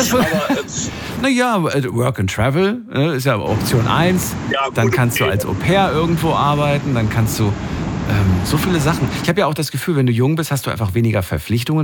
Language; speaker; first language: German; native; German